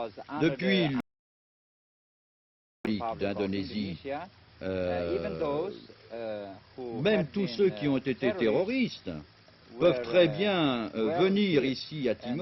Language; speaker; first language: French; native; French